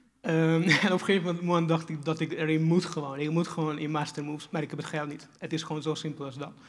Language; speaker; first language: Dutch; non-native, fluent; Hungarian